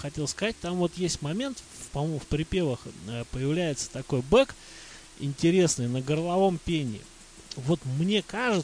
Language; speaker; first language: Russian; native; Russian